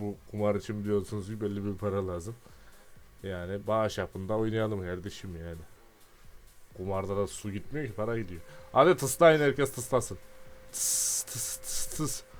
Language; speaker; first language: Turkish; native; Turkish